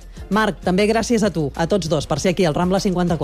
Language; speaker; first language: Catalan; native; Catalan